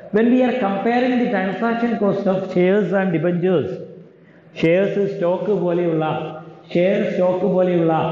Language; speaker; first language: English; non-native, local second language; Malayalam